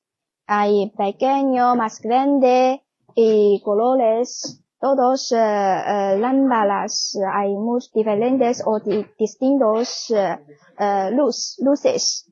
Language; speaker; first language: Spanish; non-native, learner; Chinese